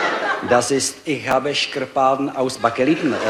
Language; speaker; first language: German; non-native, learner; Czech